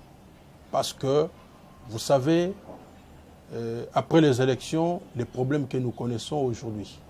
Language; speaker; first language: French; non-native, local second language; Lingala